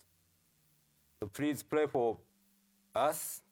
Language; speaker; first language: English; non-native, fluent; Japanese